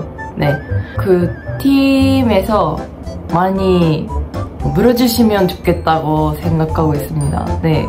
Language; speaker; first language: Korean; non-native, fluent; Japanese